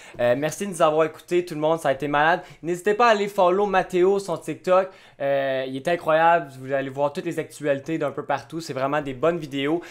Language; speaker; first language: French; native; French